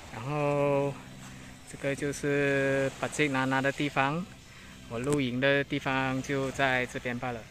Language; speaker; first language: Chinese; native; Chinese